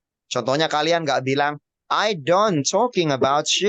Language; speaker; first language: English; non-native, fluent; Indonesian